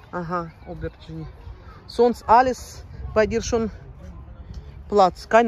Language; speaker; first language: German; non-native, learner; Russian